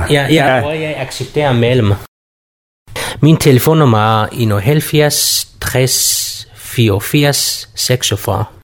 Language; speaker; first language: Danish; non-native, learner; Kurdish